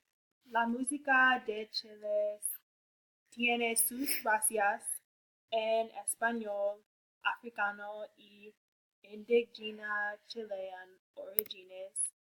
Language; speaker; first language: Spanish; non-native, learner; English